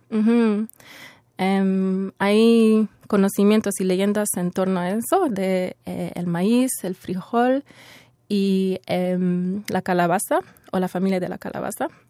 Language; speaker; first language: Spanish; early bilingual, heritage; Spanish